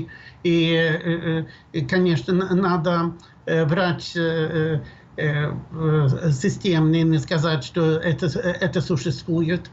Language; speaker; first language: Russian; non-native, fluent; Swedish